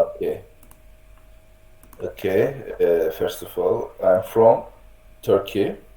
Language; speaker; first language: English; non-native, learner; Turkish